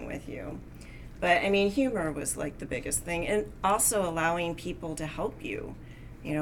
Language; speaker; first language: English; native; English